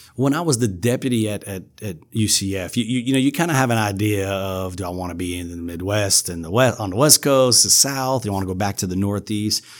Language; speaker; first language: English; native; English